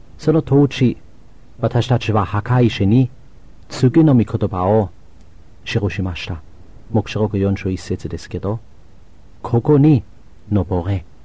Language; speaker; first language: Japanese; non-native, fluent; German